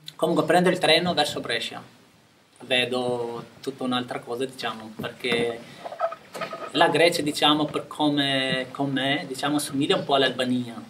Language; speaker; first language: Italian; non-native, fluent; Albanian